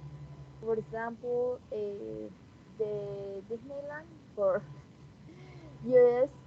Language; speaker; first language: English; non-native, learner; Spanish